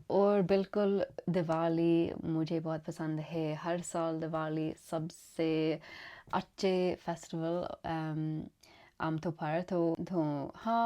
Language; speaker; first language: Hindi; non-native, learner; English